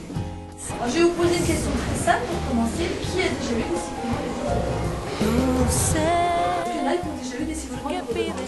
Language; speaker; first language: French; native; French